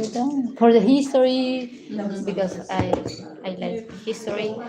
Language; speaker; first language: English; non-native, learner; Spanish